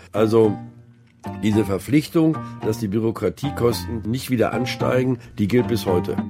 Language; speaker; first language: German; native; German